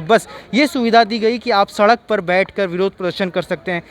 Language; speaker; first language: Hindi; native; Hindi